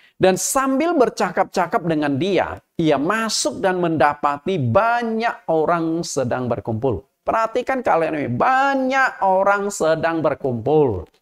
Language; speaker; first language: Indonesian; native; Indonesian